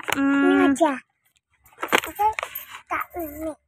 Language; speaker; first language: Indonesian; native; Indonesian